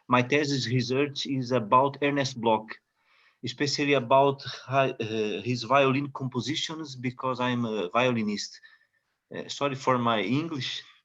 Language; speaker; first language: English; non-native, learner; Portuguese